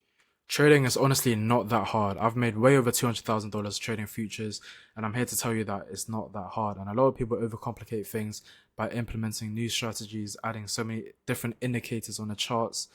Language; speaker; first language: English; native; English